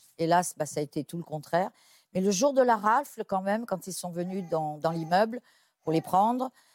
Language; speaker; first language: French; native; French